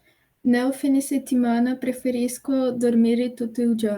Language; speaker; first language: Italian; non-native, learner; Portuguese